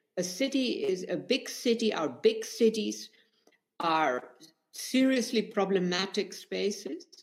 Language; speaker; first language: English; non-native, fluent; Spanish